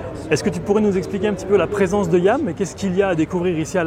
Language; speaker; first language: French; native; French